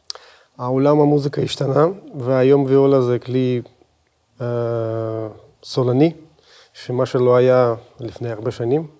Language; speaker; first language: Hebrew; non-native, fluent; Russian